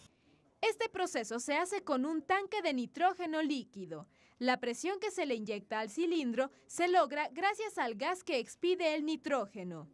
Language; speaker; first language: Spanish; native; Spanish